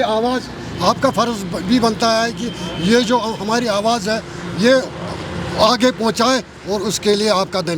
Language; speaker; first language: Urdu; non-native, local second language; Kashmiri